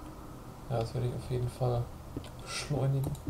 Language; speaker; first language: German; native; German